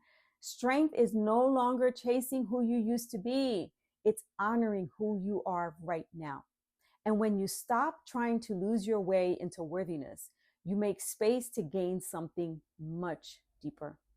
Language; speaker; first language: English; native; English